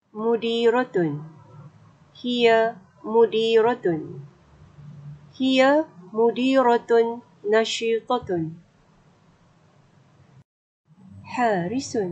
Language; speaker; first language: Arabic; non-native, learner; Malay